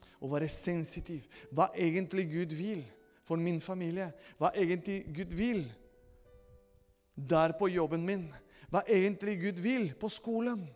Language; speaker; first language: Norwegian; non-native, fluent; Spanish